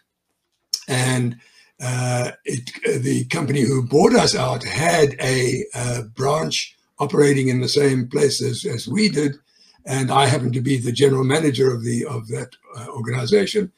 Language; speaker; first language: English; native; English